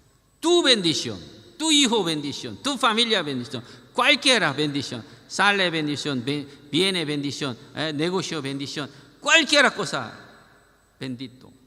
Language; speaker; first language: Spanish; non-native, learner; Korean